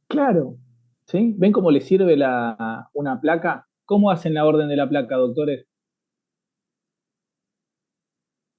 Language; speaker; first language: Spanish; native; Spanish